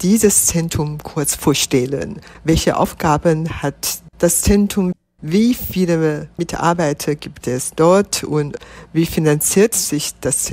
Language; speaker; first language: German; non-native, fluent; Chinese